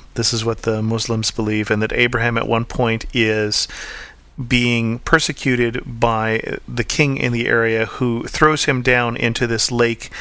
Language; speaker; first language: English; native; English